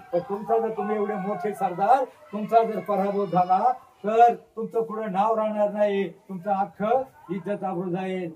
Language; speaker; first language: Marathi; native; Marathi